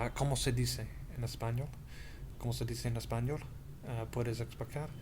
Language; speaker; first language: Spanish; non-native, learner; English